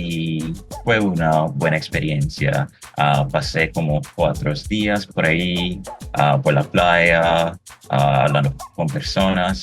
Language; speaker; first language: Spanish; non-native, fluent; English